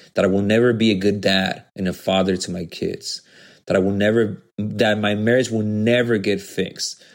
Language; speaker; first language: English; early bilingual, other home language; Spanish